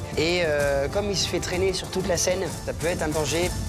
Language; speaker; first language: French; native; French